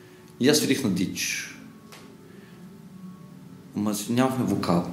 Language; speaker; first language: Bulgarian; native; Bulgarian